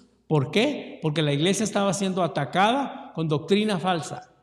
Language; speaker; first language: Spanish; native; Spanish